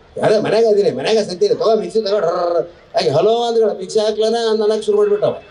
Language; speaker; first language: Kannada; native; Kannada